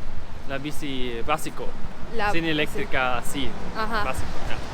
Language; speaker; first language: Spanish; non-native, learner; German